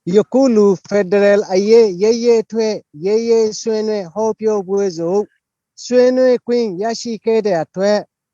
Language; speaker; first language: Burmese; native; Burmese